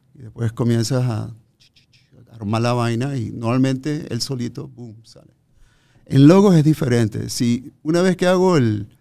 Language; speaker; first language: Spanish; native; Spanish